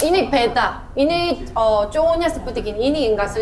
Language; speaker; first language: Indonesian; non-native, learner; Korean